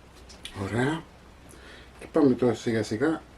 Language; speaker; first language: Greek; native; Greek